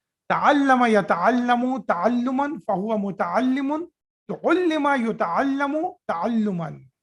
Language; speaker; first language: Arabic; non-native, fluent; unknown